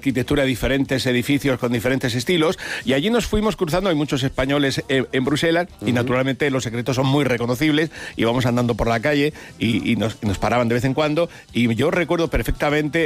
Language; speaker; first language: Spanish; native; Spanish